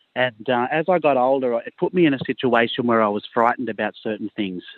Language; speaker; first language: English; native; English